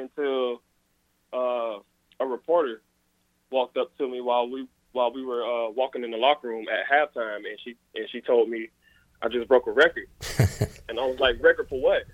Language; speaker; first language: English; native; English